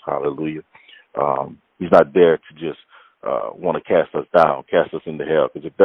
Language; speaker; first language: English; native; English